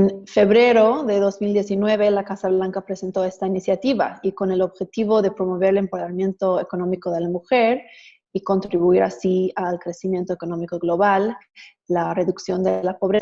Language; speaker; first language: Spanish; non-native, fluent; English